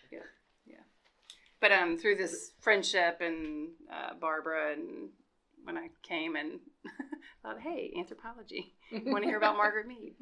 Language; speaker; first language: English; non-native, fluent; Portuguese